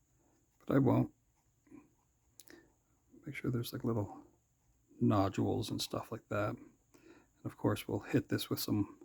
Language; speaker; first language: English; native; English